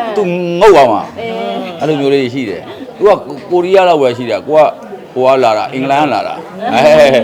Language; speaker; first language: Burmese; native; Burmese